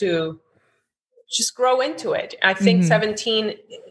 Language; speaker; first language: English; non-native, fluent; Spanish